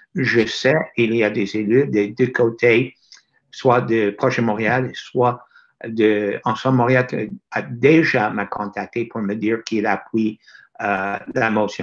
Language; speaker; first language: French; non-native, fluent; English